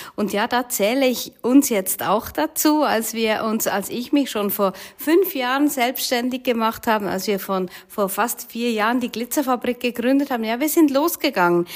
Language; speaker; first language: German; native; German